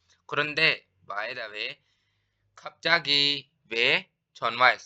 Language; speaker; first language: Korean; non-native, fluent; Urdu